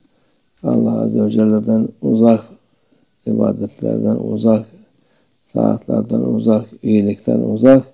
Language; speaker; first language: Turkish; native; Turkish